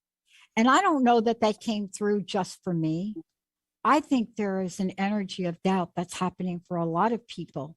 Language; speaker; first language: English; native; English